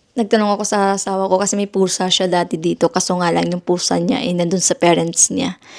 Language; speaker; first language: Filipino; non-native, local second language; Hiligaynon